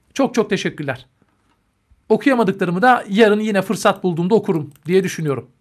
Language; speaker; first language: Turkish; native; Turkish